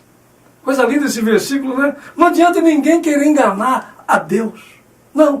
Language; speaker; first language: Portuguese; native; Portuguese